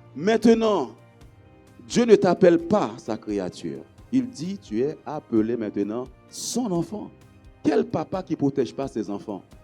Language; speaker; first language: French; non-native, local second language; Haitian Creole